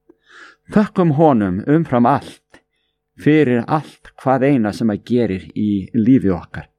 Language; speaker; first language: Icelandic; native; Icelandic